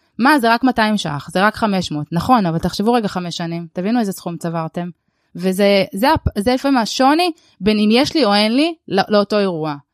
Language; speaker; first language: Hebrew; early bilingual, other home language; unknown